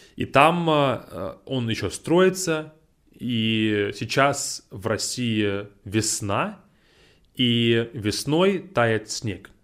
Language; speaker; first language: Russian; native; Russian